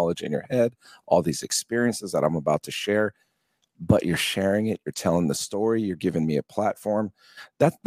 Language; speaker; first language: English; native; English